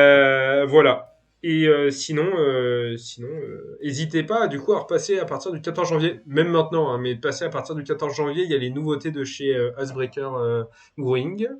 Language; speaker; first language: French; native; French